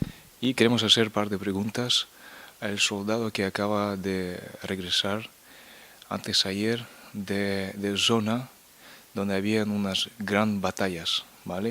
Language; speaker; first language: Spanish; non-native, fluent; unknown